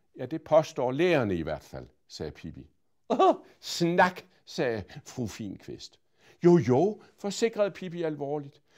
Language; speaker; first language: Danish; native; Danish